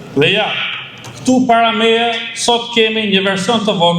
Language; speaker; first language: Albanian; early bilingual, other home language; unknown